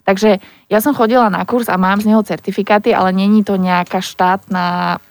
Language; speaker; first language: Slovak; native; Slovak